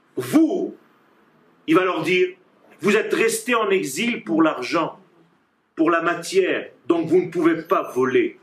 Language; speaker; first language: French; non-native, fluent; Hebrew